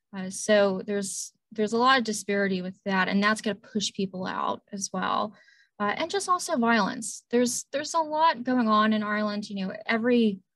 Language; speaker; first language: English; native; English